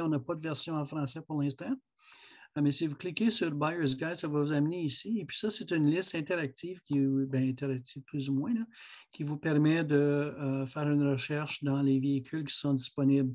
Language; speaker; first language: French; native; French